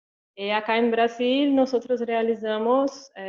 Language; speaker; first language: Spanish; non-native, learner; Portuguese